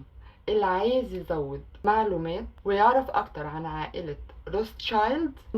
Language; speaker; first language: Arabic; native; Arabic